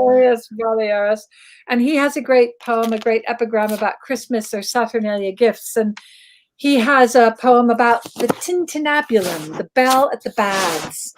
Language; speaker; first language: English; native; English